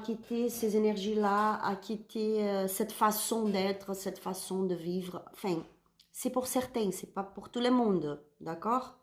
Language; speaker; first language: French; non-native, learner; Spanish